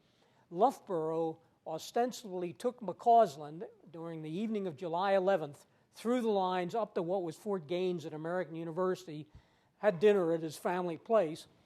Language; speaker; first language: English; native; English